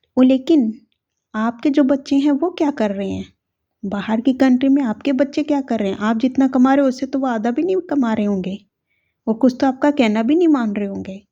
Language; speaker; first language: Hindi; native; Hindi